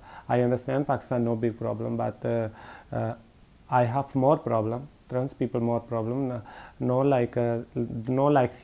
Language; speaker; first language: English; non-native, learner; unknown